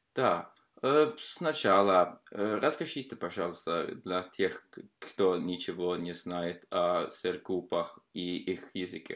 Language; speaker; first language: Russian; non-native, fluent; Norwegian